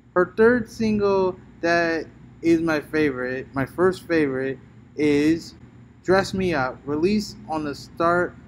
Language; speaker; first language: English; native; English